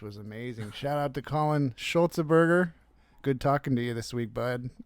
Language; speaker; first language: English; native; English